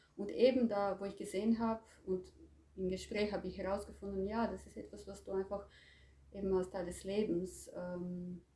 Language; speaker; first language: German; non-native, fluent; Croatian